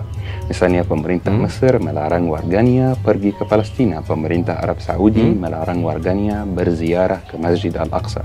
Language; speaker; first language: Indonesian; non-native, fluent; Arabic